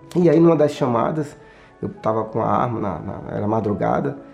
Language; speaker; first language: Portuguese; native; Portuguese